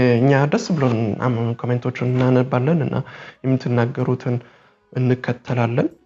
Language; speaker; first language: Amharic; early bilingual, heritage; Amharic